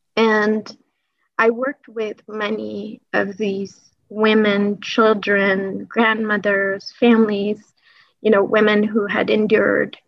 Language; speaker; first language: English; early bilingual, other home language; Persian